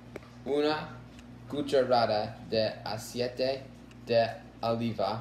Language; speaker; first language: Spanish; non-native, learner; English